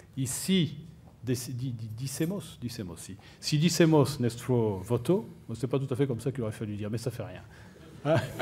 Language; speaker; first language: Spanish; non-native, fluent; French